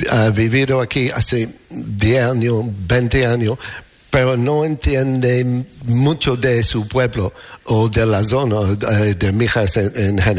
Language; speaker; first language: Spanish; non-native, learner; English